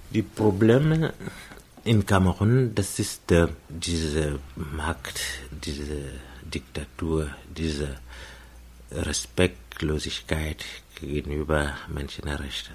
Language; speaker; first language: German; non-native, fluent; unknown